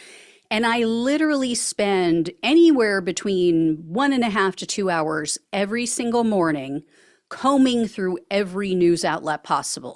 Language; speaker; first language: English; native; English